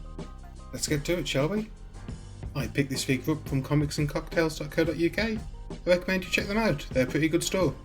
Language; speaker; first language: English; native; English